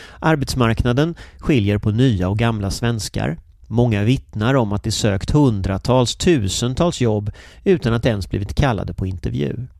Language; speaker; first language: Swedish; native; Swedish